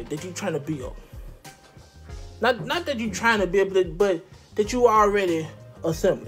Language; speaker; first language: English; native; English